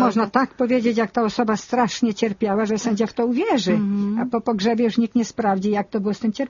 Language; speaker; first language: Polish; native; Polish